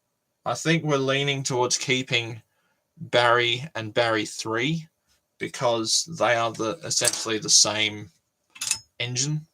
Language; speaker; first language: English; native; English